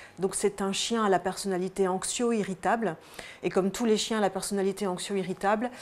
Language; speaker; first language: French; native; French